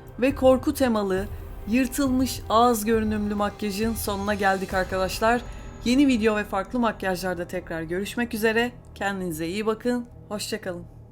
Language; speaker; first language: Turkish; native; Turkish